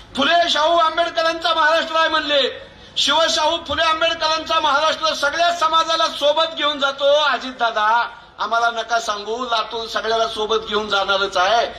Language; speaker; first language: Marathi; native; Marathi